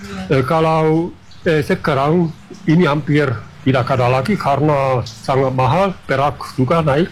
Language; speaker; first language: Indonesian; non-native, fluent; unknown